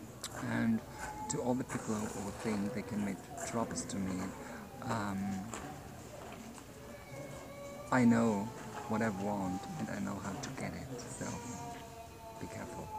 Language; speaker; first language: English; non-native, fluent; German